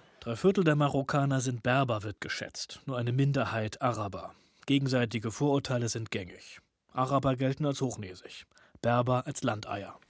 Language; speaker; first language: German; native; German